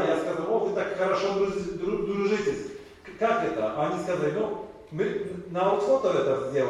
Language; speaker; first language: Russian; non-native, learner; Polish